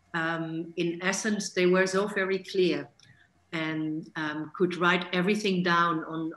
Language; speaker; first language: English; non-native, fluent; Dutch